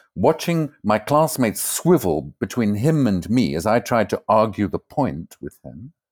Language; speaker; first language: English; native; English